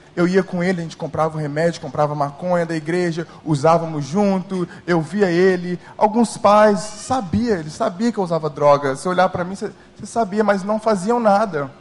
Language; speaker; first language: Portuguese; early bilingual, heritage; English